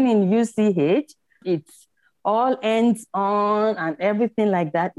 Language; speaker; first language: English; non-native, local second language; Yoruba